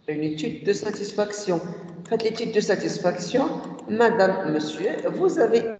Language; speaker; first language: French; non-native, local second language; Arabic